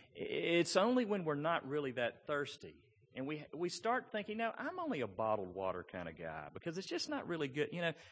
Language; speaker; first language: English; native; English